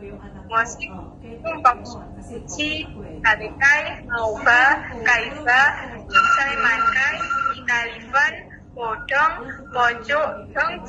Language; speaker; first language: Cantonese; non-native, learner; Indonesian